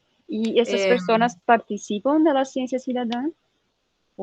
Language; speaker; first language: Spanish; non-native, learner; Portuguese